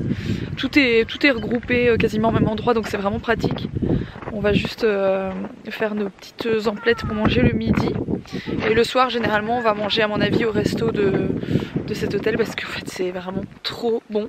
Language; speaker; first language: French; native; French